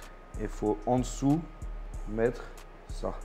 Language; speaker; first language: French; native; French